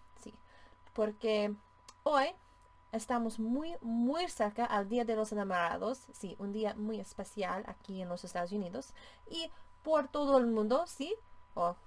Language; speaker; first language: Spanish; non-native, fluent; English